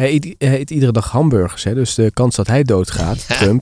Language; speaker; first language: Dutch; native; Dutch